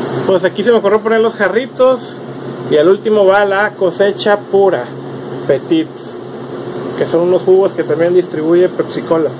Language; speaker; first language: Spanish; native; Spanish